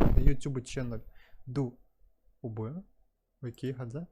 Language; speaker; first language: Korean; non-native, learner; Russian